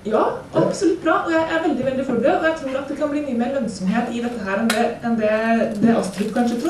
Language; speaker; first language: Norwegian; native; Norwegian